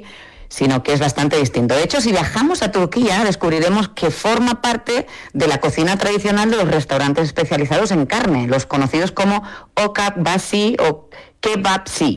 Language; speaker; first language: Spanish; native; Spanish